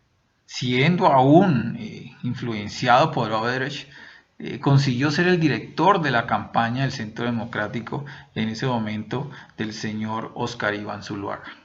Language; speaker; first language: Spanish; native; Spanish